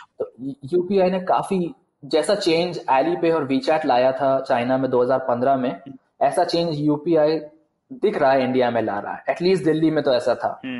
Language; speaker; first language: Hindi; native; Hindi